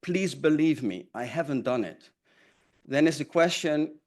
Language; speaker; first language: English; non-native, fluent; Dutch